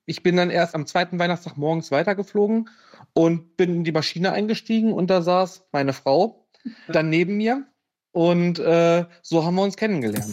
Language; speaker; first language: German; native; German